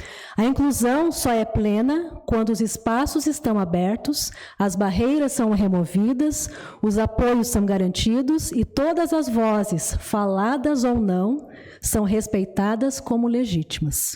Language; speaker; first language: Portuguese; native; Portuguese